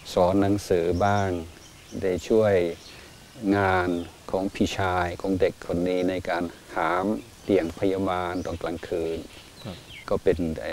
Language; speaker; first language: Thai; non-native, fluent; English